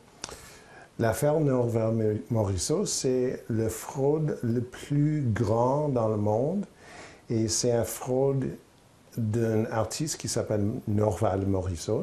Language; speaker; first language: French; non-native, local second language; English